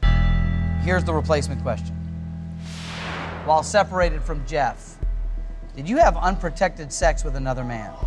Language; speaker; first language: English; native; English